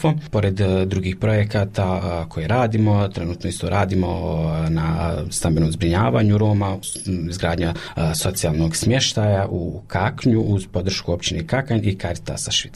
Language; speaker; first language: Serbian; native; Serbian